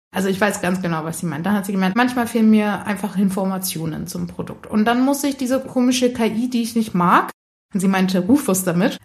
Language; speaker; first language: German; early bilingual, other home language; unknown